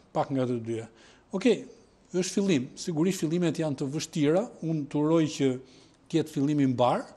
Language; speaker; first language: Albanian; native; Albanian